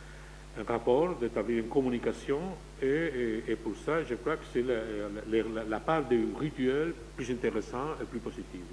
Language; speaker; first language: French; non-native, fluent; Spanish